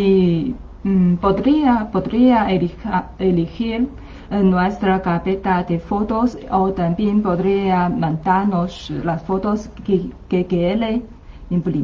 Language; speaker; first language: Spanish; non-native, learner; Chinese